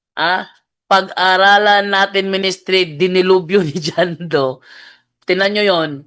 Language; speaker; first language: Filipino; non-native, local second language; Cebuano